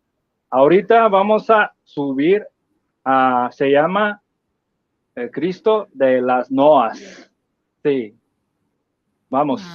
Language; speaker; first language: Spanish; non-native, fluent; Chinese